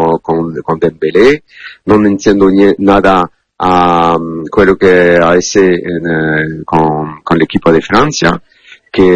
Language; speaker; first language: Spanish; non-native, learner; Italian